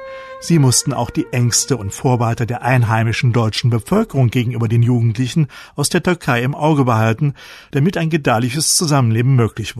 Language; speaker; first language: German; native; German